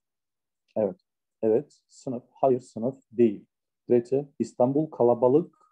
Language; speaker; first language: Turkish; non-native, fluent; Russian